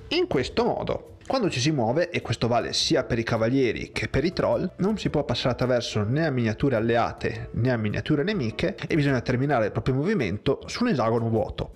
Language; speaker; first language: Italian; native; Italian